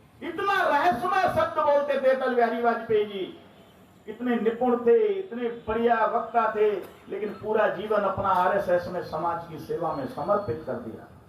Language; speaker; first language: Hindi; native; Hindi